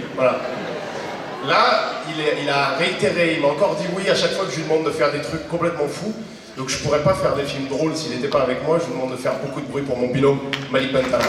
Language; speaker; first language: French; native; French